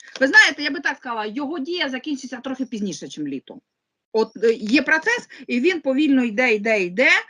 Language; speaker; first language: Ukrainian; non-native, local second language; Russian